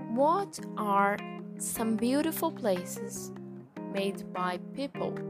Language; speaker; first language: English; non-native, fluent; Portuguese